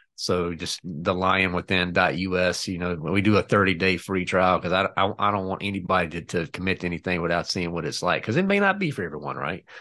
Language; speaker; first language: English; native; English